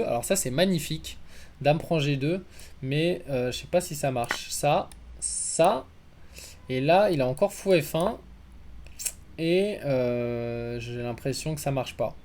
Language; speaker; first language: French; native; French